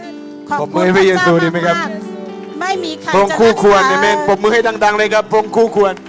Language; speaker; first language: Thai; native; Thai